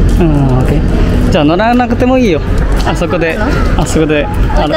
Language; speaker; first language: Japanese; non-native, learner; Indonesian